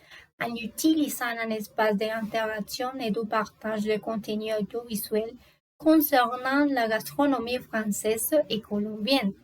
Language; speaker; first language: French; non-native, learner; Spanish